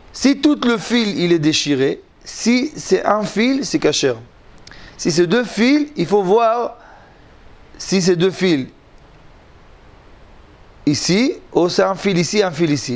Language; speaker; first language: French; non-native, learner; Hebrew